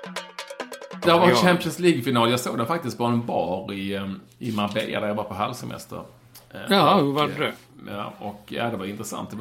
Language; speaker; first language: Swedish; native; Swedish